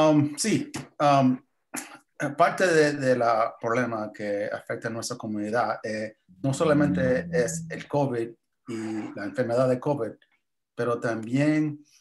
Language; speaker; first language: Spanish; early bilingual, heritage; English